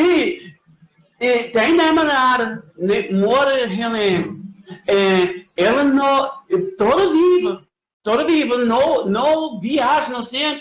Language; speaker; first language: Portuguese; non-native, learner; English